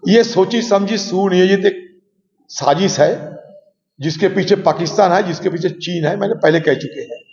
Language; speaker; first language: Hindi; non-native, local second language; Bangla